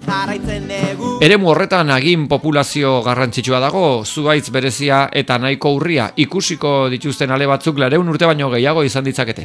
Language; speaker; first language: Basque; native; Basque